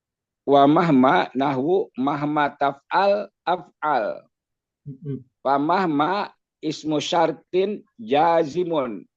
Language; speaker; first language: Arabic; non-native, learner; Indonesian